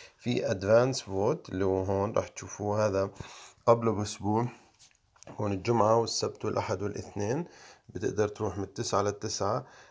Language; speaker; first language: Arabic; native; Arabic